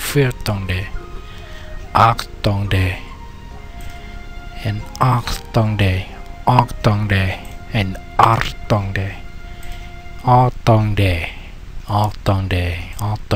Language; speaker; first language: Swedish; non-native, learner; Vietnamese